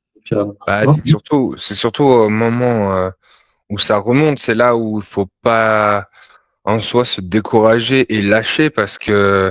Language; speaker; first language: French; native; French